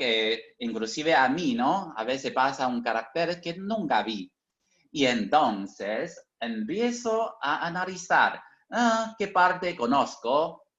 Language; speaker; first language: Spanish; non-native, fluent; Chinese